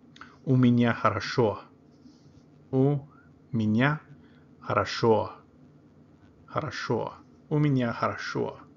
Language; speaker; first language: Russian; non-native, learner; English